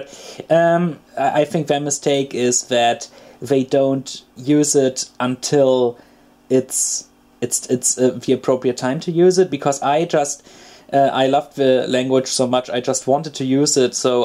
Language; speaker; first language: English; non-native, fluent; German